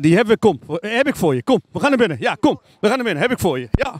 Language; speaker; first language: Dutch; native; Dutch